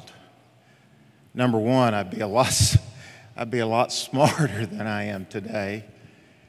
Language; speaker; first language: English; native; English